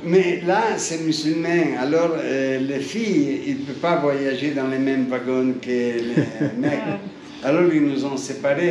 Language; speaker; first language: French; non-native, fluent; Italian